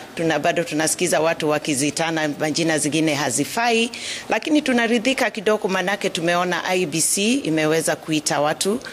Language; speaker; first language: Swahili; non-native, local second language; Luo (Kenya and Tanzania)